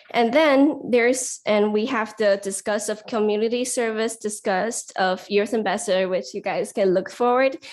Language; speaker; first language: English; non-native, learner; Chinese